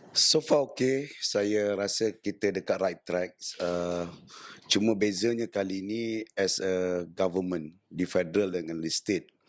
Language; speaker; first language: Malay; native; Malay